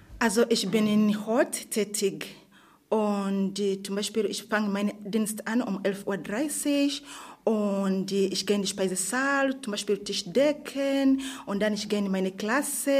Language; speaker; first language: German; non-native, learner; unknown